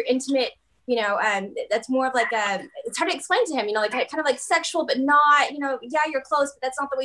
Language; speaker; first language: English; native; English